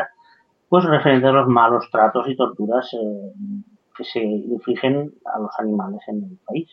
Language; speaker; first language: Spanish; native; Spanish